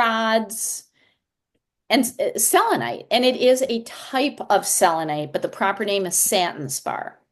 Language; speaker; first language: English; native; English